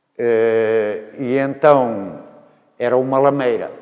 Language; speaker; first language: Portuguese; native; Portuguese